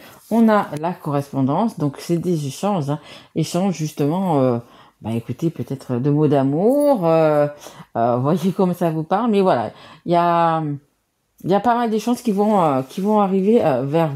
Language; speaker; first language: French; native; French